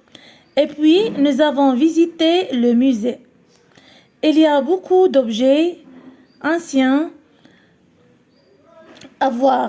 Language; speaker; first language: French; non-native, local second language; Arabic